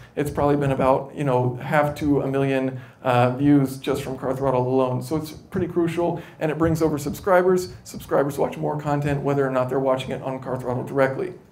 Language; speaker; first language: English; native; English